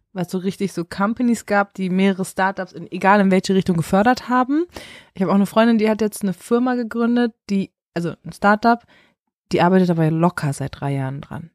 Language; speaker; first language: German; native; German